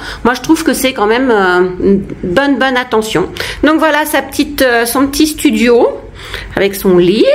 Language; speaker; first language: French; native; French